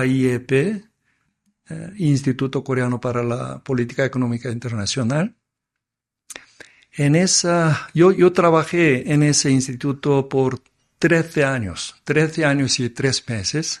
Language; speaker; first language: Spanish; non-native, fluent; Korean